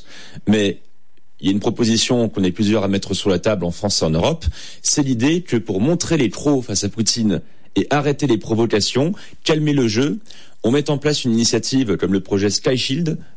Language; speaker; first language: French; native; French